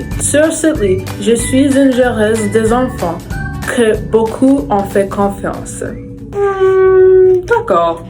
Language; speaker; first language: French; non-native, learner; English